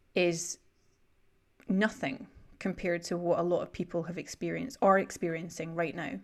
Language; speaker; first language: English; native; English